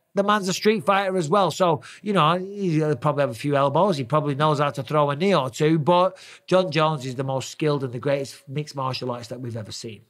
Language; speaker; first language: English; native; English